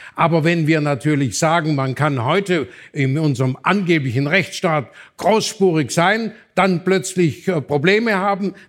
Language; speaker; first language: German; native; German